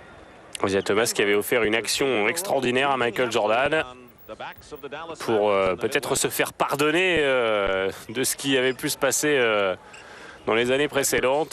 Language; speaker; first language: French; native; French